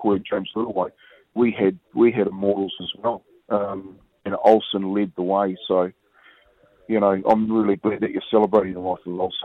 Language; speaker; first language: English; native; English